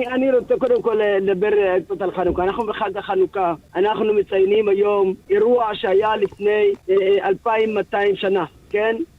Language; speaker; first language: Hebrew; early bilingual, other home language; Amharic